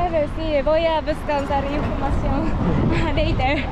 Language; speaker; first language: Spanish; non-native, learner; Japanese